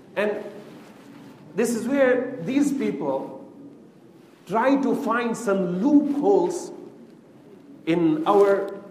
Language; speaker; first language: English; non-native, local second language; Urdu